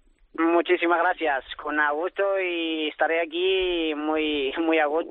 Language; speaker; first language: Spanish; early bilingual, other home language; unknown